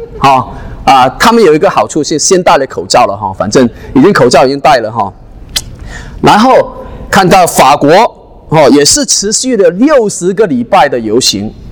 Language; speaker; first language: Chinese; non-native, local second language; Cantonese